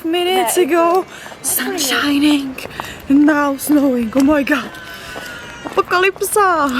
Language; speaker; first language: English; non-native, learner; Czech